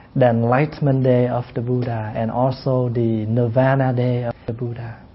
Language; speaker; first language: English; non-native, fluent; Vietnamese